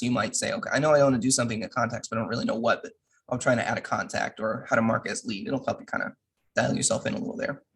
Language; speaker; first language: English; native; English